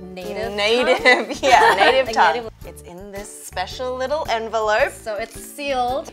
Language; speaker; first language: English; native; English